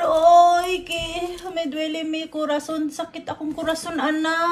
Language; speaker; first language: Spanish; non-native, learner; Cebuano